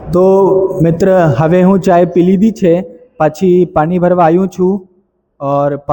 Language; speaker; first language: Gujarati; non-native, local second language; Hindi